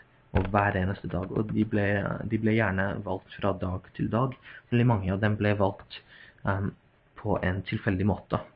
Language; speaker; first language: Norwegian; non-native, fluent; English